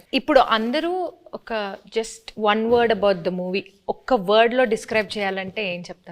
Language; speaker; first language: Telugu; native; Telugu